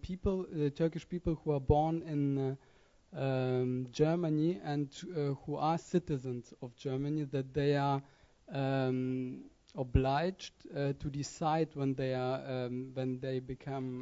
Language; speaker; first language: English; non-native, fluent; German